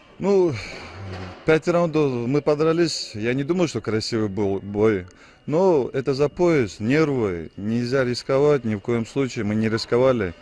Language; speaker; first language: Russian; non-native, local second language; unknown